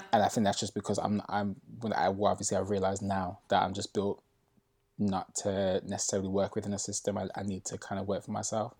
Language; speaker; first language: English; native; English